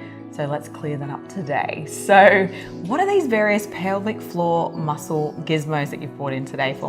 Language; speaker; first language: English; native; English